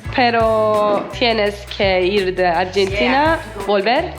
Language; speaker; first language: Spanish; non-native, learner; Turkish